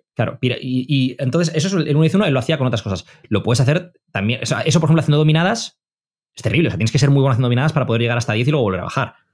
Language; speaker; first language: Spanish; native; Spanish